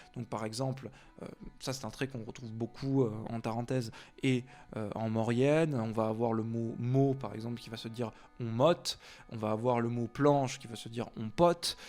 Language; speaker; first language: French; native; French